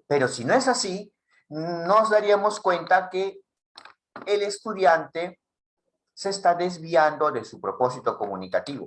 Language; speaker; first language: Spanish; native; Spanish